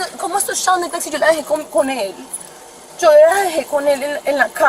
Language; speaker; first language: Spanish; early bilingual, heritage; Spanish